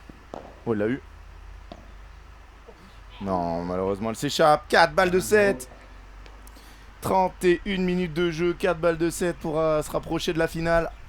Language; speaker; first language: French; native; French